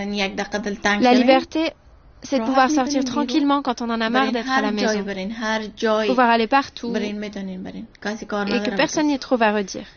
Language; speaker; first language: French; non-native, fluent; Persian